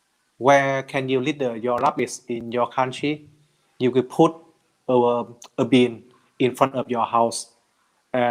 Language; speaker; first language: English; non-native, learner; Vietnamese